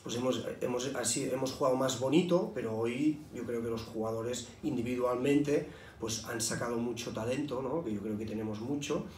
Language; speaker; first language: Spanish; non-native, local second language; Catalan